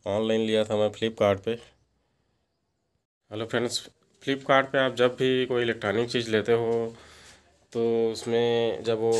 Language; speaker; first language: Hindi; native; Hindi